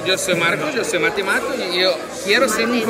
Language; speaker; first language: Spanish; non-native, learner; Portuguese